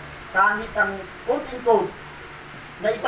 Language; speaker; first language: Filipino; native; Filipino